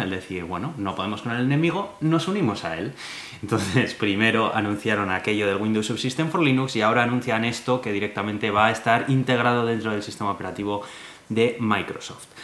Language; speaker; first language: Spanish; native; Spanish